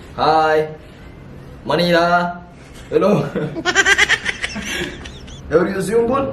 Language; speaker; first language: English; non-native, learner; Somali